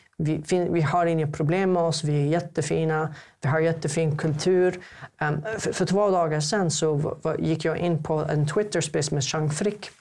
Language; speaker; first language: Swedish; non-native, fluent; Arabic